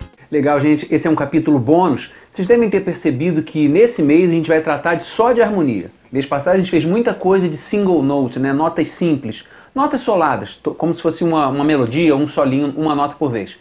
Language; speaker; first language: Portuguese; native; Portuguese